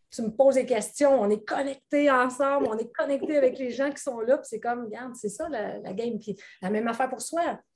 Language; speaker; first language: French; native; French